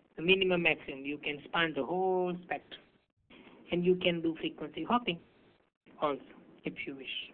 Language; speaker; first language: English; non-native, local second language; Hindi